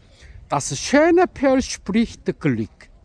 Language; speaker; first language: German; non-native, learner; Korean